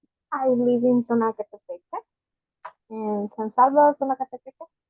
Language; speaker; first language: English; non-native, learner; Spanish